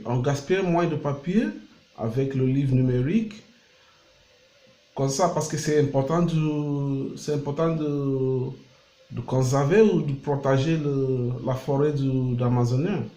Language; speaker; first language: French; non-native, learner; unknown